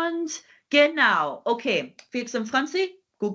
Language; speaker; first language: German; non-native, fluent; English